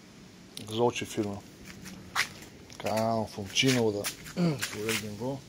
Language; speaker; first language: German; non-native, learner; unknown